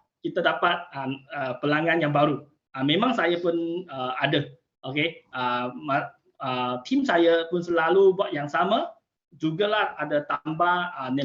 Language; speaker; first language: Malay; non-native, local second language; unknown